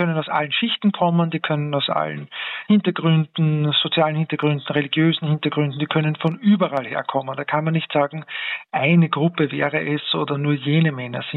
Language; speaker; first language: German; native; German